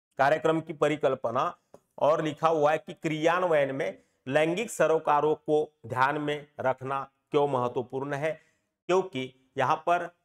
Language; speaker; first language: Hindi; non-native, local second language; Marathi